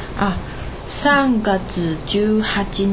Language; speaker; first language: Japanese; non-native, learner; Chinese